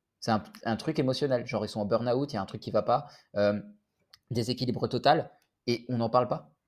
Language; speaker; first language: French; native; French